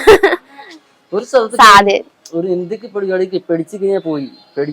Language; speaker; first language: Malayalam; non-native, local second language; Hindi